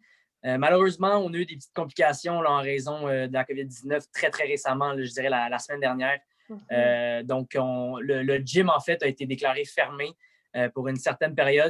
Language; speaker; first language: French; native; French